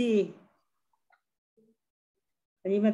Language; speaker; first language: Catalan; non-native, fluent; Spanish